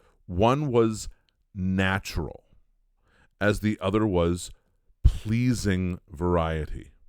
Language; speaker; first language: English; native; English